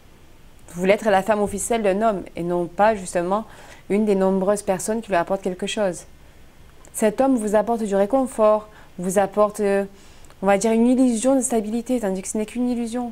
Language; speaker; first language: French; native; French